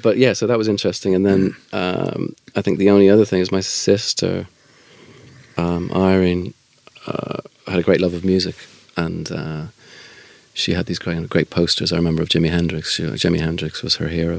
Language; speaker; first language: English; native; English